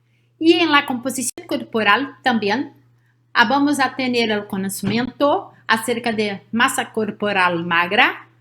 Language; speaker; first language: Spanish; non-native, learner; Portuguese